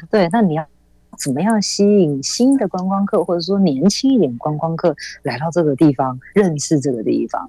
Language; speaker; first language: Chinese; native; Chinese